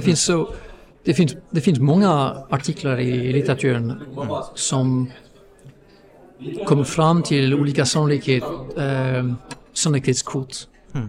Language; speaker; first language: Swedish; non-native, fluent; English